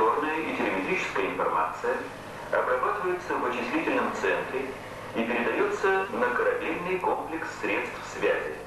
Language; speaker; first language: Russian; native; Russian